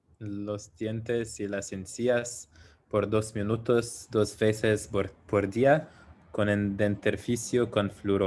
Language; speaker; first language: Spanish; non-native, learner; English